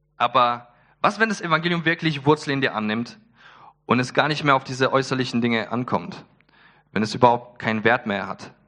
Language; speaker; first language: German; early bilingual, other home language; Polish